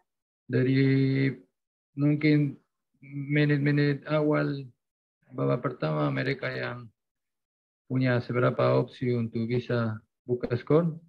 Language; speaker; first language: Indonesian; non-native, fluent; Spanish